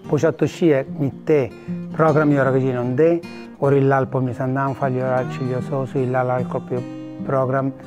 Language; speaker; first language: Korean; non-native, fluent; Italian